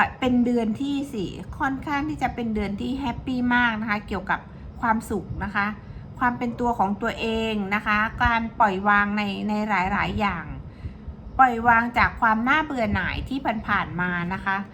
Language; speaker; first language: Thai; native; Thai